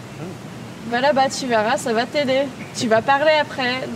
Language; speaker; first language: French; non-native, local second language; English